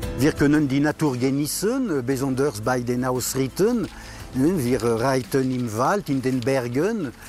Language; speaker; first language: German; non-native, fluent; French